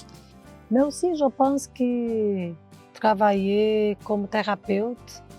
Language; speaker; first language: French; non-native, fluent; Portuguese